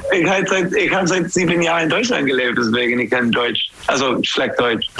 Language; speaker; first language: German; non-native, learner; English